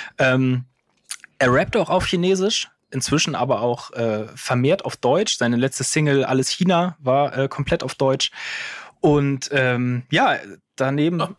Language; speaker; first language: German; native; German